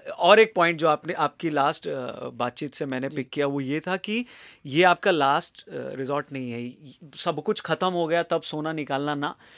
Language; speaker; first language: Hindi; native; Hindi